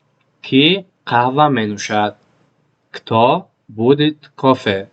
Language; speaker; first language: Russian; non-native, local second language; Tajik